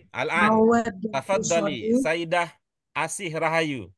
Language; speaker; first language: Arabic; non-native, learner; Indonesian